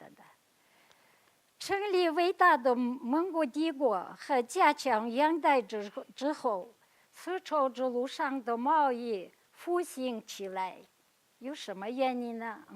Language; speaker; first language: Chinese; non-native, fluent; Kazakh